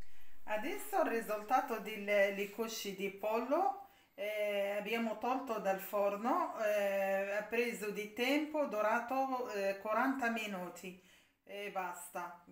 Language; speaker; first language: Italian; non-native, learner; Arabic